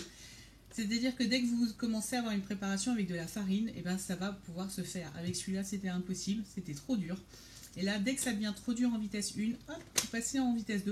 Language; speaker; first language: French; native; French